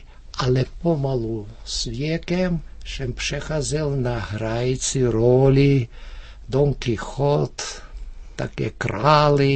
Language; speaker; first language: Czech; early bilingual, heritage; Czech